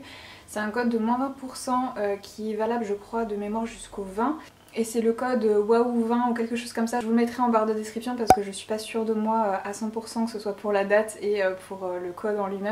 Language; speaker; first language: French; native; French